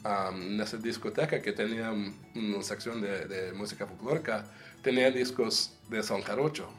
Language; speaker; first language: Spanish; early bilingual, heritage; Spanish